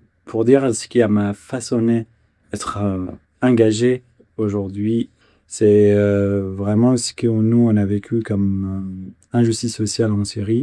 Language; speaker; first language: French; non-native, fluent; Kurdish